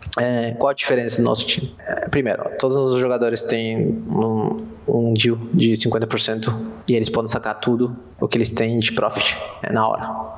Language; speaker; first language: Portuguese; non-native, fluent; Spanish